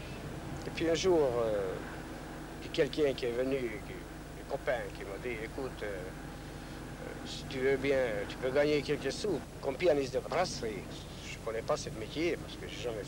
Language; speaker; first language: French; non-native, fluent; Hungarian